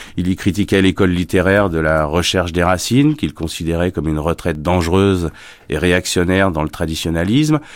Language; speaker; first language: French; native; French